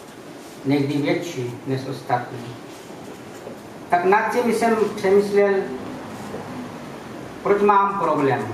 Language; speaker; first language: Czech; non-native, fluent; Ukrainian